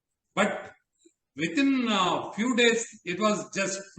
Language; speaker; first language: English; non-native, local second language; Telugu